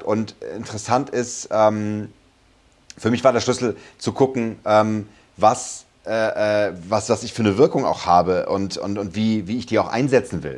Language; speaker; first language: German; native; German